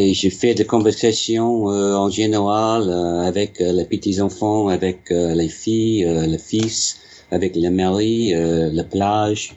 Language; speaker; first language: French; non-native, learner; English